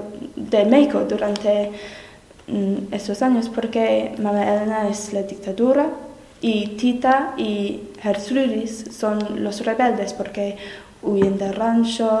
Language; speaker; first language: Spanish; non-native, learner; English